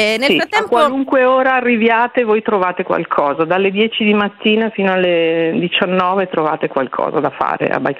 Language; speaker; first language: Italian; native; Italian